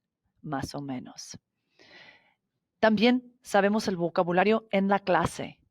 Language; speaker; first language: Spanish; non-native, fluent; English